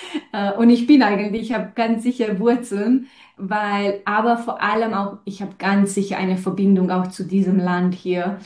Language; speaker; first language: German; non-native, fluent; Romanian